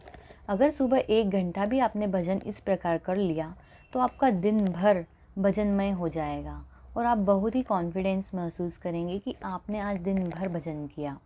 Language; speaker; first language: Hindi; native; Hindi